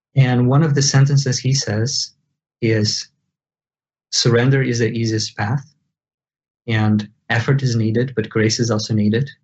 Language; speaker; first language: English; non-native, fluent; Portuguese